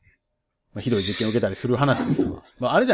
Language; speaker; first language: Japanese; native; Japanese